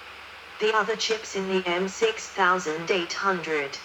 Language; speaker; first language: English; non-native, learner; Danish